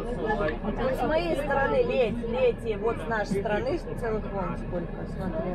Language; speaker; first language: Russian; native; Russian